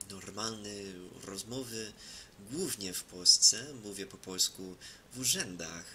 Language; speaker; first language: Polish; non-native, fluent; English